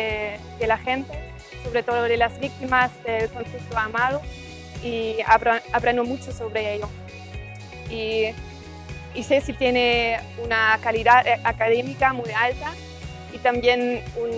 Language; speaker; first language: Spanish; non-native, fluent; German